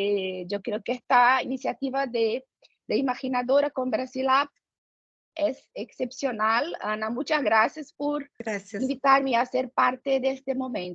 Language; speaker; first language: Spanish; non-native, fluent; Portuguese